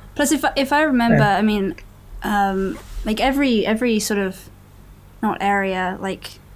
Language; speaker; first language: English; native; English